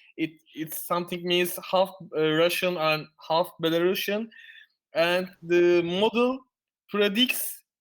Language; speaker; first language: English; non-native, fluent; Turkish